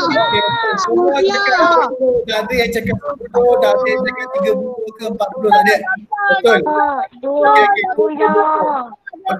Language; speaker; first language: Malay; native; Malay